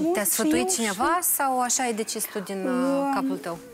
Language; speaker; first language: Romanian; native; Romanian